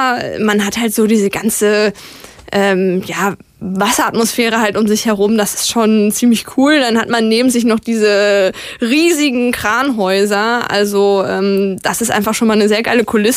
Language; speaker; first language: German; native; German